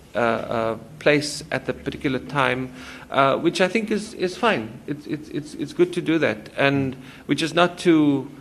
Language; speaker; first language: English; native; English